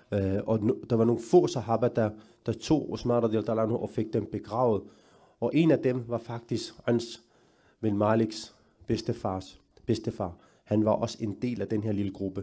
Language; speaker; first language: Danish; early bilingual, other home language; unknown